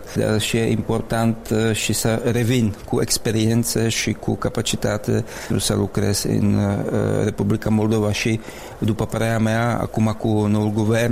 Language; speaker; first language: Romanian; non-native, learner; Czech